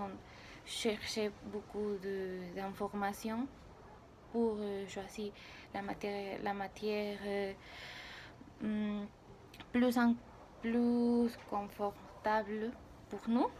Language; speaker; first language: French; non-native, learner; Spanish